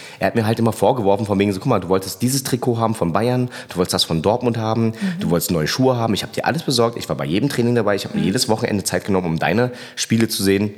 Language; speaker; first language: German; early bilingual, other home language; Vietnamese